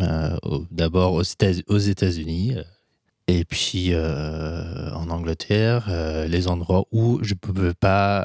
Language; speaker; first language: French; non-native, fluent; Persian